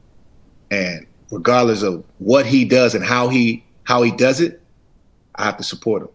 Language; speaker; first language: English; native; English